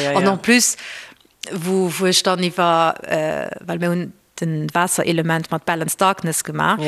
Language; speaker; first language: Luxembourgish; early bilingual, other home language; Portuguese